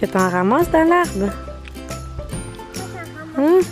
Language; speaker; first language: French; native; French